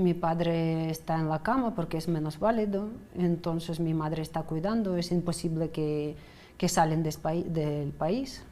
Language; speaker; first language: Spanish; non-native, fluent; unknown